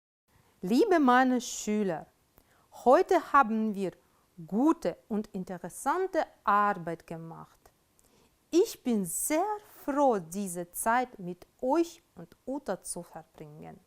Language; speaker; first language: German; non-native, fluent; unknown